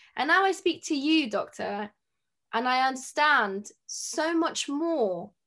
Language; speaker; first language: English; native; English